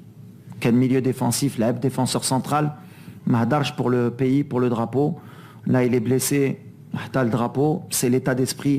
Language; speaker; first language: French; native; French